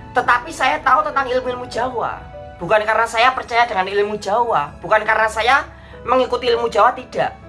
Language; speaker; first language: Indonesian; non-native, local second language; Javanese